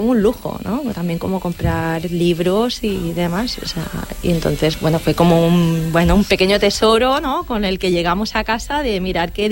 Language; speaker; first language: Spanish; native; Spanish